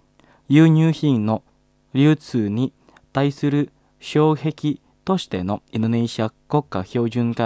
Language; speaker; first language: Japanese; non-native, fluent; Indonesian